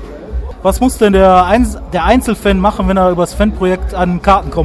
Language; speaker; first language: German; native; German